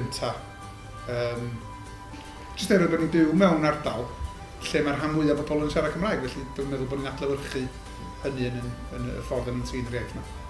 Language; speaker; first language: Welsh; native; Welsh